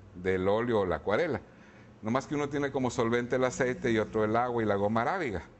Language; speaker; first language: Spanish; native; Spanish